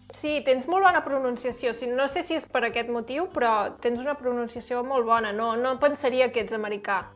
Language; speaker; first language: Catalan; native; Catalan